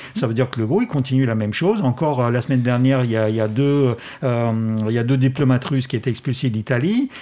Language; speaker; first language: French; non-native, fluent; Russian